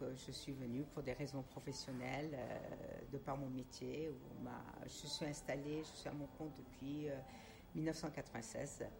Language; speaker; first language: French; non-native, local second language; Armenian